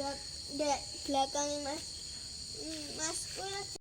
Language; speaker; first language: Indonesian; non-native, local second language; Javanese